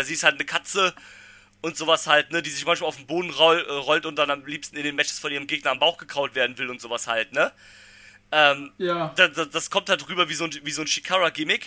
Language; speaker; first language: German; native; German